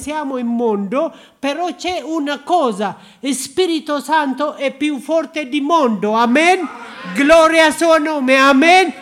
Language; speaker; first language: Italian; non-native, learner; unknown